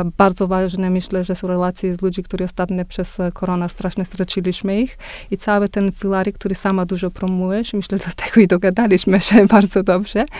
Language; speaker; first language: Polish; non-native, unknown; Macedonian